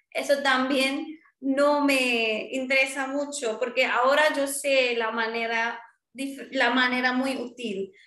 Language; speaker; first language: Spanish; non-native, fluent; Marwari